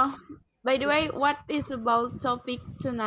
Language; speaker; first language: English; non-native, learner; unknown